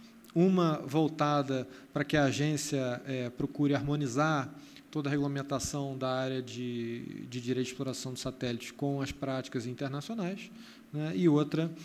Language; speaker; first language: Portuguese; native; Portuguese